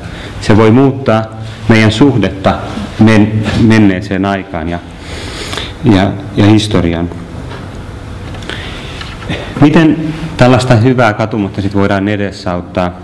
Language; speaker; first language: Finnish; native; Finnish